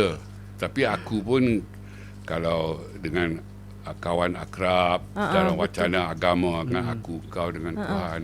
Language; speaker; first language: Malay; native; Malay